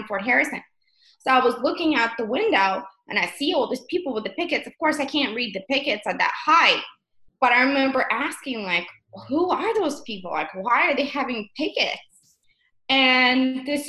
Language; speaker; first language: English; early bilingual, other home language; Russian